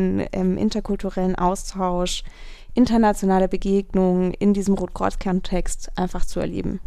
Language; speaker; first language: German; native; German